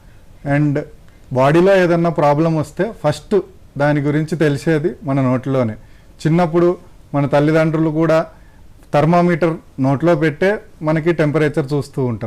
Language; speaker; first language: Telugu; native; Telugu